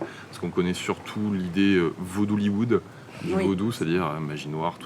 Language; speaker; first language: French; native; French